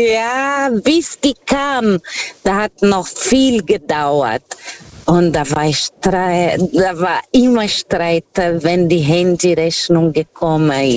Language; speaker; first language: German; non-native, fluent; Portuguese